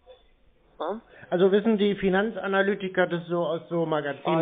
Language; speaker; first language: German; native; German